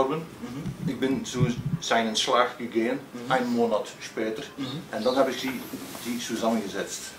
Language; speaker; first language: German; non-native, learner; Dutch